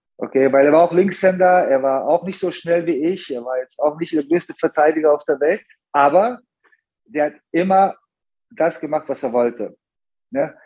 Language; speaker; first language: German; early bilingual, other home language; Serbian